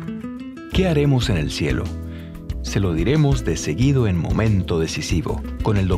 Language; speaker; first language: Spanish; native; Spanish